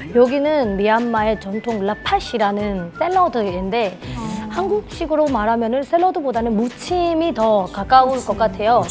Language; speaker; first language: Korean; non-native, fluent; Burmese